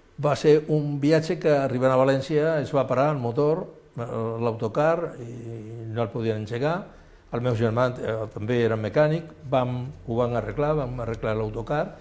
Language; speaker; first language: Catalan; non-native, local second language; Spanish